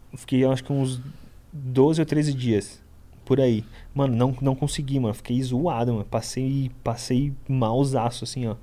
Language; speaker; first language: Portuguese; native; Portuguese